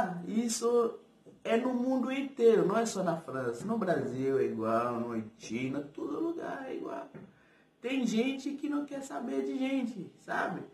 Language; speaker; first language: Portuguese; non-native, fluent; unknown